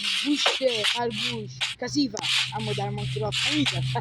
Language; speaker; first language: Persian; native; Persian